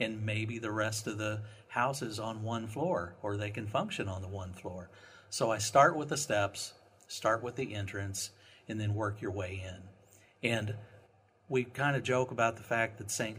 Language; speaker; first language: English; native; English